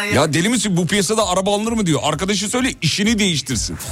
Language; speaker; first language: Turkish; native; Turkish